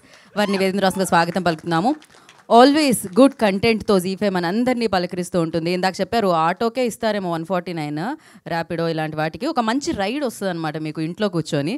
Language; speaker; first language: Telugu; native; Telugu